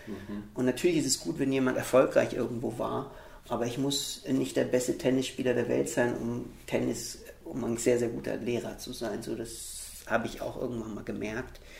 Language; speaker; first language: German; early bilingual, heritage; German